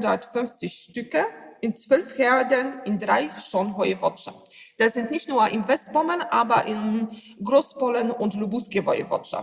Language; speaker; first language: German; non-native, learner; Polish